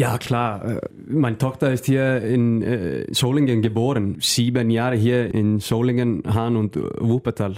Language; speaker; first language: German; non-native, learner; Icelandic